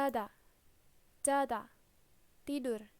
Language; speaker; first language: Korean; non-native, fluent; Indonesian